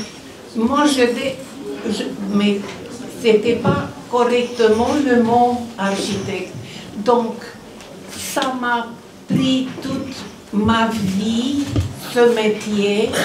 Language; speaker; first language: French; non-native, fluent; Romanian